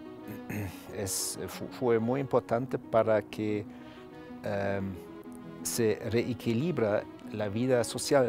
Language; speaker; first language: Spanish; non-native, fluent; German